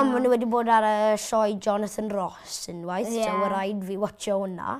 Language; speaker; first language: Welsh; native; Welsh